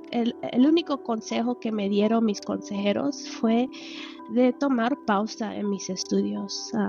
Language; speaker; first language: Spanish; early bilingual, heritage; Spanish